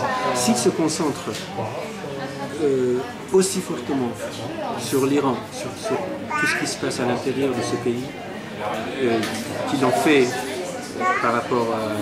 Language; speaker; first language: French; non-native, fluent; Persian